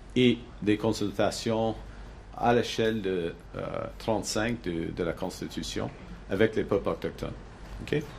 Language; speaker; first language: French; non-native, local second language; English